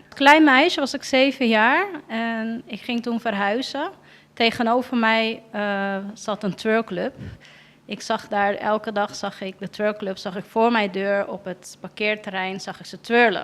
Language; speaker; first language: Dutch; native; Dutch